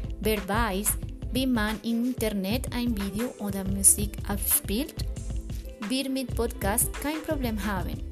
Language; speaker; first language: German; non-native, fluent; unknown